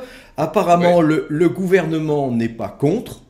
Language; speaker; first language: French; native; French